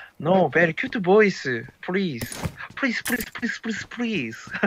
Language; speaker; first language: English; non-native, learner; Korean